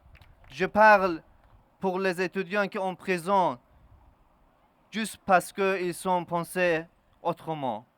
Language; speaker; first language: French; non-native, learner; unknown